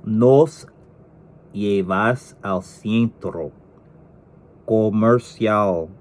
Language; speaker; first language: Spanish; non-native, learner; English